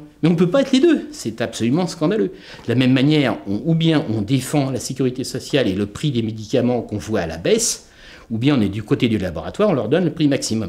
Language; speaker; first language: French; native; French